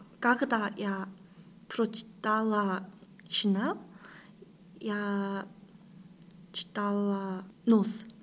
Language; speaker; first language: Russian; non-native, learner; Korean